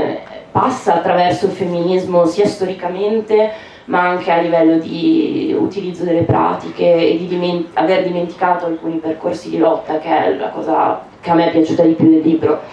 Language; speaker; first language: Italian; native; Italian